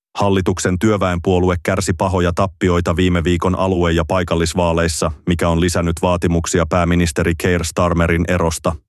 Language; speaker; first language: Finnish; native; Finnish